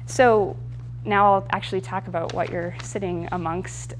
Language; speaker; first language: English; native; English